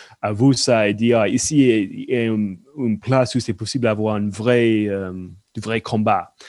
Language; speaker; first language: French; non-native, fluent; English